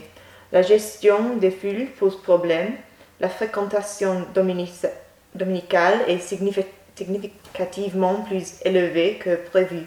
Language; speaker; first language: French; non-native, learner; English